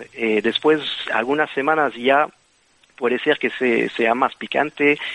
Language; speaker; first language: Spanish; non-native, fluent; French